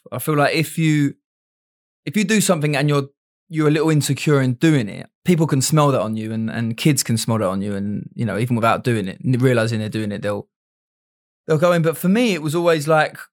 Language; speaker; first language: English; native; English